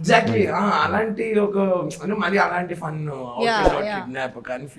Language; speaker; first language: Telugu; native; Telugu